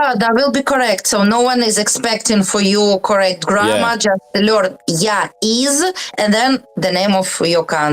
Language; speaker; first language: English; non-native, learner; Russian